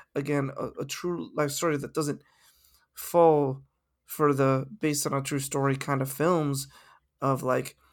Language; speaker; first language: English; early bilingual, other home language; Spanish